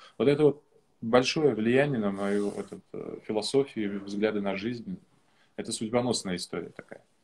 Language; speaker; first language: Russian; non-native, local second language; Uzbek